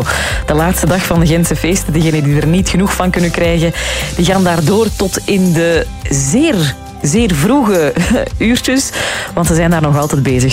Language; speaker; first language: Dutch; native; Dutch